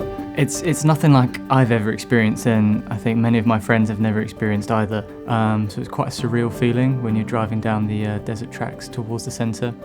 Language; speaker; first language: English; native; English